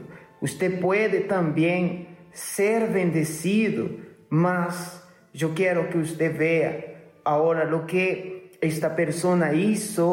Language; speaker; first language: Spanish; non-native, fluent; Portuguese